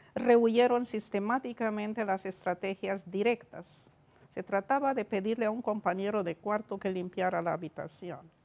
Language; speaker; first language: Spanish; non-native, fluent; Romanian